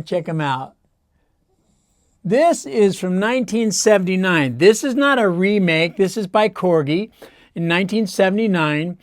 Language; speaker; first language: English; native; English